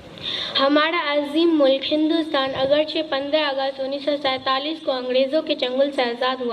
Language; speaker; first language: Hindi; native; Hindi